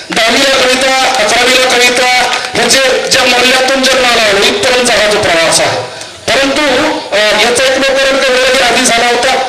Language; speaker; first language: Marathi; non-native, local second language; Urdu